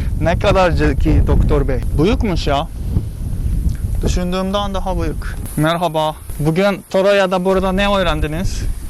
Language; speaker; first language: Turkish; non-native, fluent; Japanese